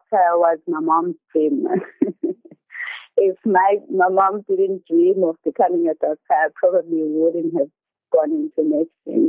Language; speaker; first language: English; non-native, local second language; Zulu